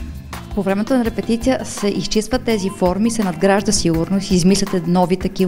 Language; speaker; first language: Bulgarian; native; Bulgarian